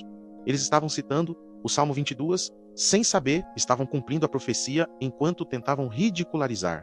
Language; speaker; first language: Portuguese; native; Portuguese